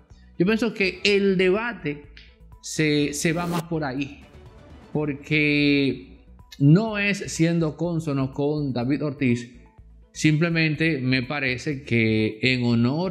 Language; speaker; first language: Spanish; native; Spanish